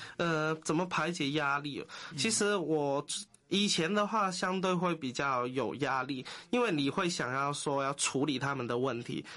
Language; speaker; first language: Chinese; non-native, local second language; Cantonese